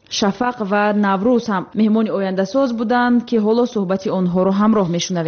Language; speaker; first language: Tajik; native; Tajik